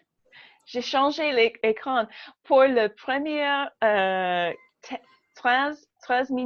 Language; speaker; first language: French; non-native, learner; English